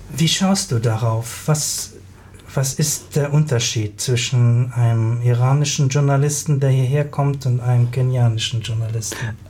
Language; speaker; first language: German; native; German